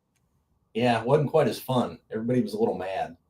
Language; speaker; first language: English; native; English